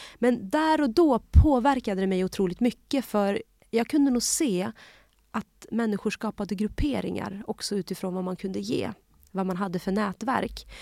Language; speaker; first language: Swedish; early bilingual, other home language; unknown